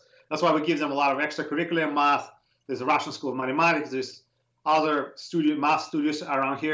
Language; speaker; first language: English; non-native, fluent; Russian